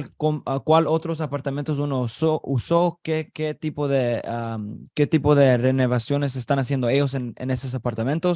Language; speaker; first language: Spanish; early bilingual, heritage; Spanish